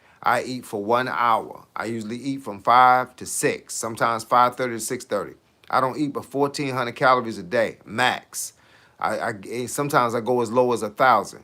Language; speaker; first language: English; native; English